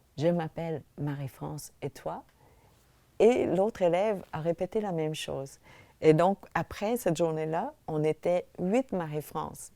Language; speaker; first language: French; early bilingual, other home language; Vietnamese